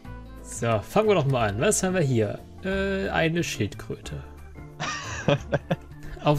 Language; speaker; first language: German; native; German